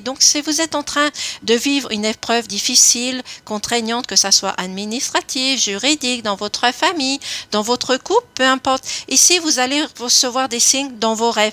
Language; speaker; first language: French; native; French